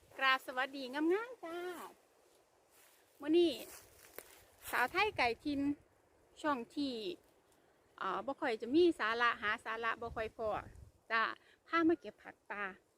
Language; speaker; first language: Thai; native; Thai